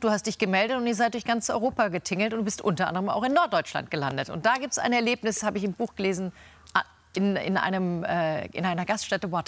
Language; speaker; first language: German; native; German